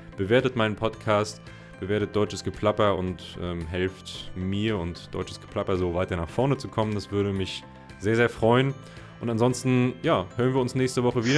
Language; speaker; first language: German; native; German